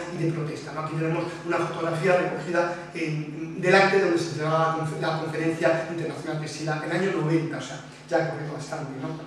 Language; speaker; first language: Spanish; native; Spanish